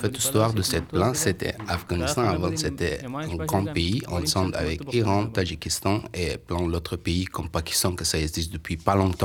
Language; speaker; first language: French; non-native, learner; Persian